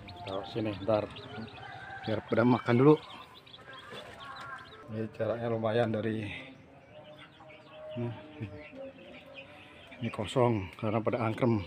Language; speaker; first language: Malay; non-native, local second language; Javanese